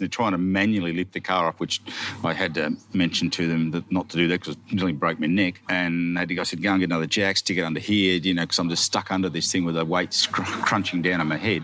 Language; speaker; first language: English; native; English